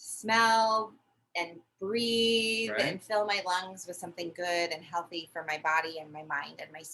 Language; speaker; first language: English; native; English